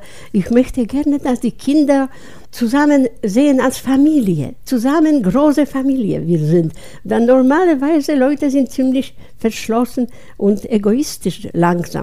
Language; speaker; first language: German; non-native, learner; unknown